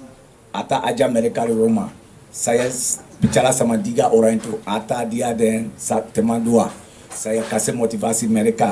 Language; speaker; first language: Indonesian; non-native, fluent; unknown